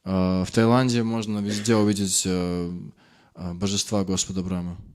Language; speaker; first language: Russian; native; Russian